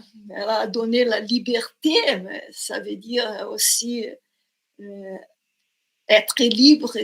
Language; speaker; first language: French; non-native, fluent; Portuguese